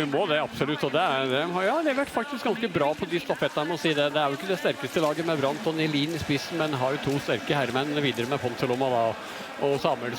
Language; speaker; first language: Norwegian; native; Norwegian